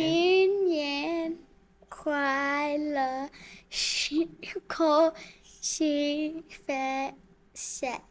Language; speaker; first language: Chinese; non-native, learner; English